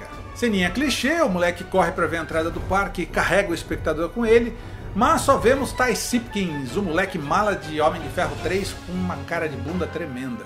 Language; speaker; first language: Portuguese; native; Portuguese